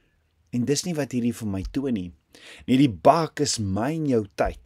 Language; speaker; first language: Afrikaans; native; Afrikaans